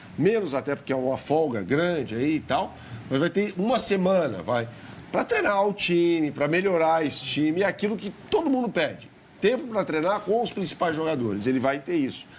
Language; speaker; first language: Portuguese; native; Portuguese